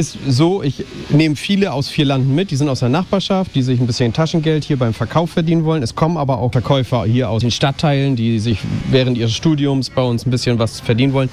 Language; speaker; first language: German; native; German